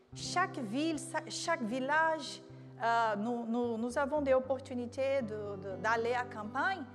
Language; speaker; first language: French; non-native, learner; Portuguese